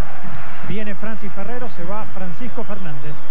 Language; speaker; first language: Spanish; native; Spanish